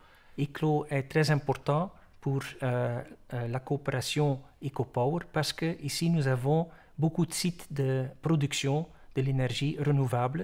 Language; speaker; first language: French; non-native, fluent; Dutch